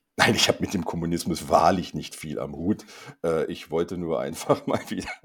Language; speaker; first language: German; native; German